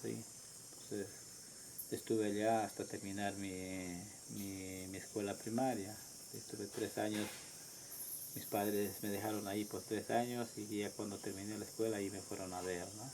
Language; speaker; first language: Spanish; non-native, local second language; Quechua